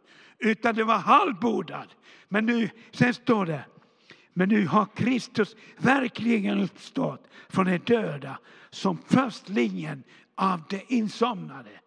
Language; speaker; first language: Swedish; non-native, fluent; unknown